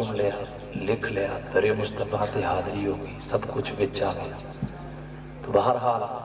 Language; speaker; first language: Urdu; non-native, local second language; Punjabi